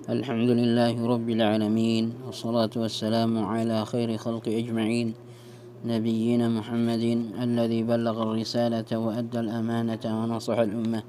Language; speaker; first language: Arabic; non-native, fluent; Tausug